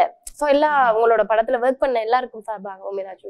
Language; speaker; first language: Tamil; native; Tamil